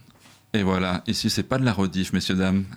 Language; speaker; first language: French; native; French